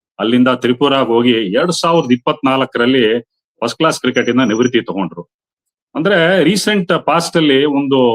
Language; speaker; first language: Kannada; native; Kannada